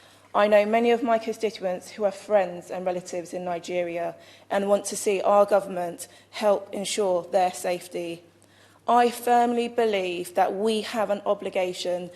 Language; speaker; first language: English; native; English